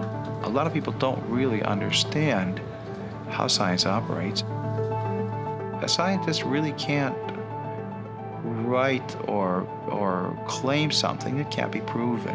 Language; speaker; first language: English; native; English